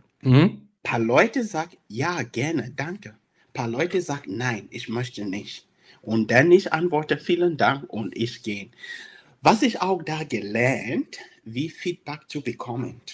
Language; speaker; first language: German; non-native, learner; English